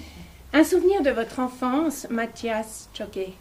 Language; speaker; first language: French; native; French